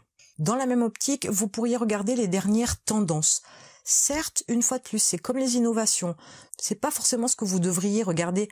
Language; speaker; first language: French; native; French